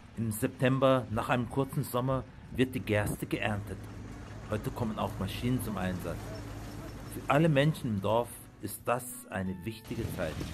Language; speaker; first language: German; early bilingual, other home language; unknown